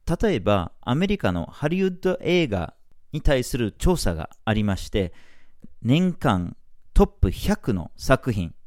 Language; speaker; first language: Japanese; non-native, fluent; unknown